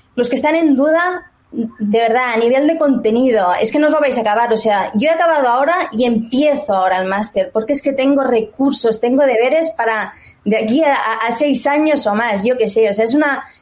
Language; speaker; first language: Spanish; native; Spanish